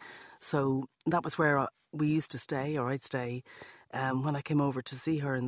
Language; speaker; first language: English; native; English